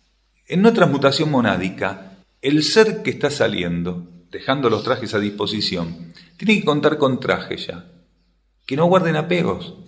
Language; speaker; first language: Spanish; native; Spanish